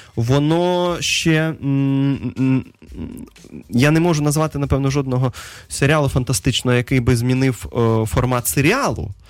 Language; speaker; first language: Ukrainian; native; Ukrainian